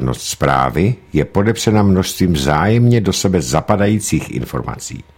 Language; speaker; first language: Czech; native; Czech